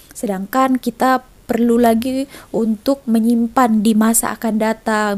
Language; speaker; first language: Indonesian; native; Indonesian